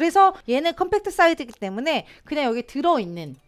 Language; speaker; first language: Korean; native; Korean